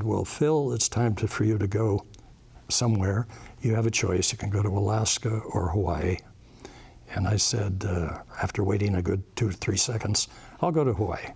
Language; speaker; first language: English; native; English